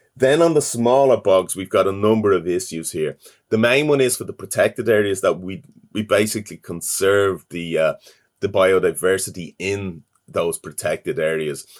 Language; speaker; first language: English; native; English